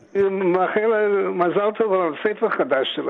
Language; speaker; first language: Hebrew; non-native, fluent; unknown